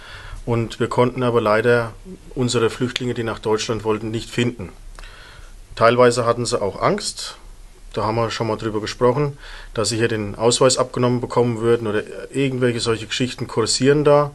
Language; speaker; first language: German; native; German